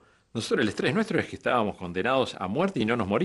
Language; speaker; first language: Spanish; native; Spanish